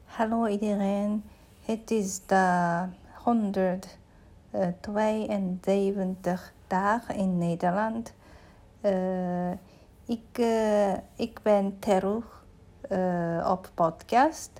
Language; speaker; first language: Dutch; non-native, learner; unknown